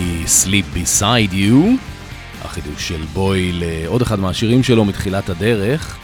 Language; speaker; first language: Hebrew; native; Hebrew